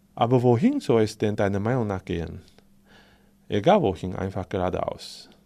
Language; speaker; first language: German; non-native, fluent; Chinese